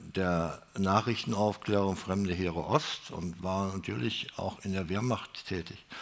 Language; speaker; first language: German; native; German